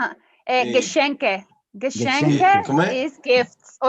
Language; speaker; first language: German; non-native, learner; Spanish